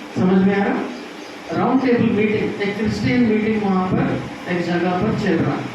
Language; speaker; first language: Hindi; non-native, local second language; Telugu